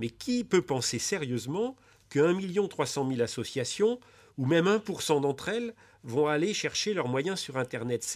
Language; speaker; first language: French; native; French